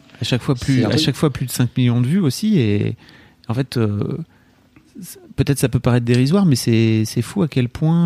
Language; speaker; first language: French; native; French